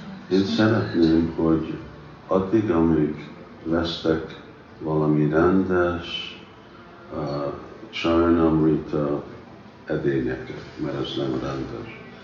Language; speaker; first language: Hungarian; early bilingual, heritage; Hungarian